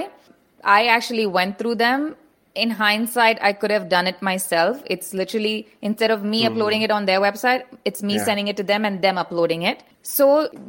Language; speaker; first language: English; non-native, local second language; Hindi